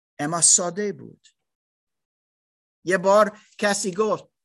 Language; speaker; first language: Persian; non-native, learner; German